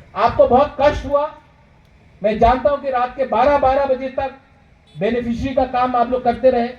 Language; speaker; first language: Hindi; non-native, local second language; Bangla